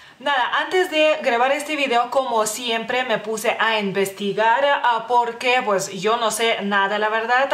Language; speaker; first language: Spanish; non-native, fluent; Lithuanian